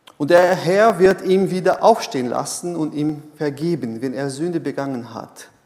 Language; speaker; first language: German; non-native, fluent; Portuguese